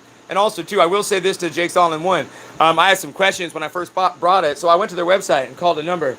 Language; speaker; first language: English; native; English